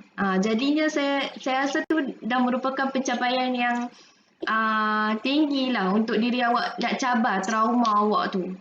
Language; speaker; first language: Malay; native; Malay